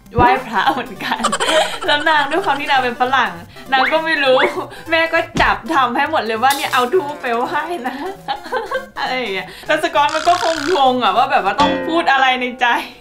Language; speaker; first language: Thai; native; Thai